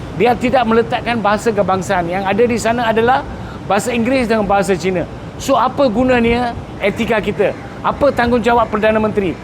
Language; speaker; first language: Malay; non-native, local second language; Tamil